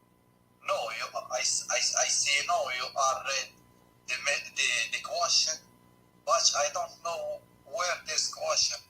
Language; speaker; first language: English; non-native, learner; Arabic